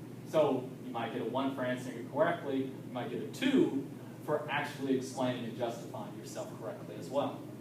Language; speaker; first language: English; native; English